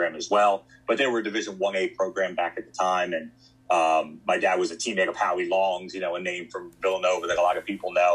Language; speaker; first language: English; native; English